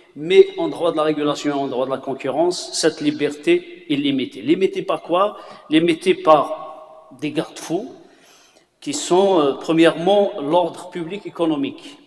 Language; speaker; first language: French; non-native, local second language; Kabyle